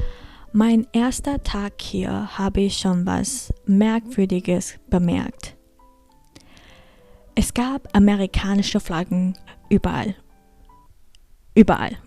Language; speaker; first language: German; early bilingual, heritage; German